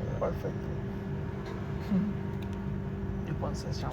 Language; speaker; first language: French; non-native, learner; Bangla